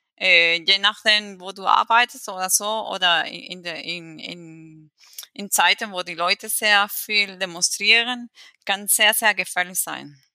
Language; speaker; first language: German; non-native, fluent; Spanish